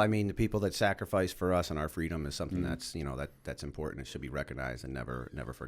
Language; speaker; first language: English; native; English